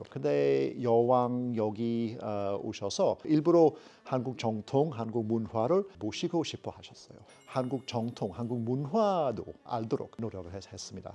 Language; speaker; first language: Korean; non-native, fluent; English